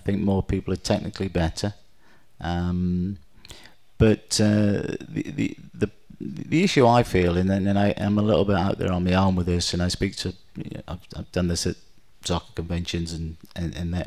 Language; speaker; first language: English; native; English